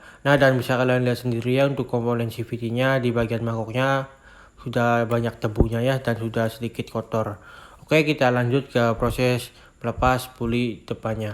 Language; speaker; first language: Indonesian; native; Indonesian